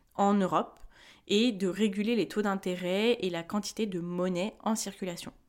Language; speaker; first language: French; early bilingual, other home language; Spanish